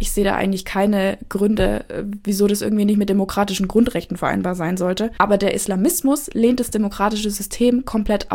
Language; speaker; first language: German; native; German